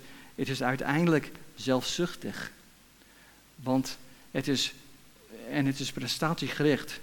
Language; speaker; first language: Dutch; non-native, fluent; English